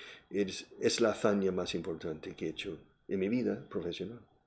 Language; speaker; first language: Spanish; non-native, fluent; English